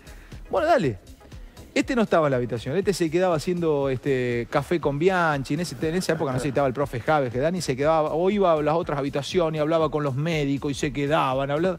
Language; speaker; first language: Spanish; native; Spanish